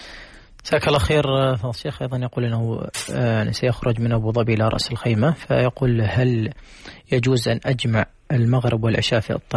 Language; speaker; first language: Arabic; native; Arabic